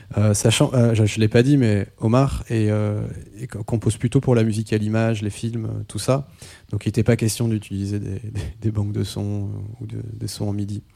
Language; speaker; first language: French; non-native, local second language; Arabic